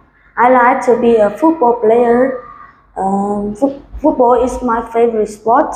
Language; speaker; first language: English; non-native, learner; Vietnamese